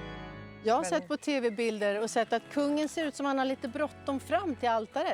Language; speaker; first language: Swedish; native; Swedish